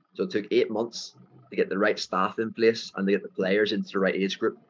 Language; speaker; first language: English; native; English